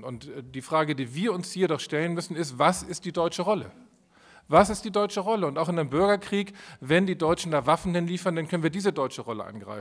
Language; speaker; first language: German; native; German